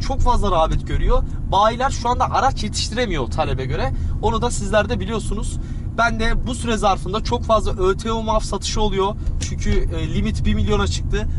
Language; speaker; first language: Turkish; native; Turkish